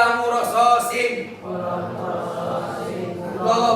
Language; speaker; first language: Arabic; non-native, learner; Indonesian